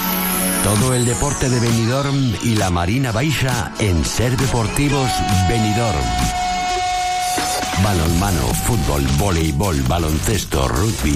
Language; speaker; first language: Spanish; native; Spanish